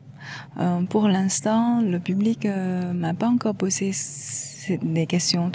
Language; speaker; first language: French; non-native, fluent; Chinese